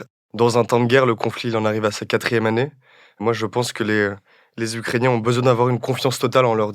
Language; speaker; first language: French; native; French